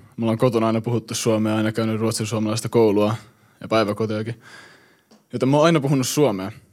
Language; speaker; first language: Finnish; early bilingual, heritage; Finnish